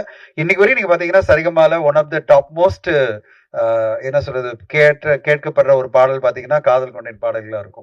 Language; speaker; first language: Tamil; native; Tamil